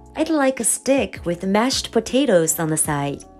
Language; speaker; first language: English; non-native, fluent; Chinese